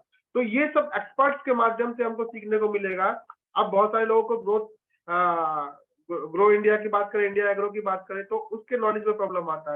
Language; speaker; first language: Hindi; native; Hindi